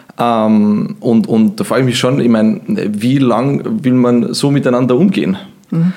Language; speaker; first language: German; early bilingual, other home language; Bosnian